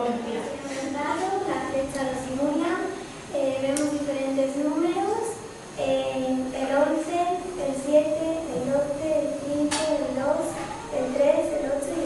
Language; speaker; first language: Spanish; native; Spanish